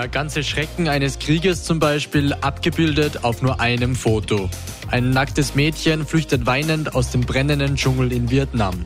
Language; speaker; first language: German; native; German